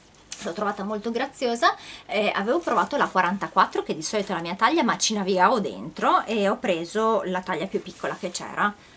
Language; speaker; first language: Italian; native; Italian